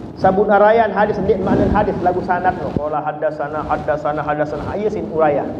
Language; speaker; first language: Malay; non-native, local second language; Sasak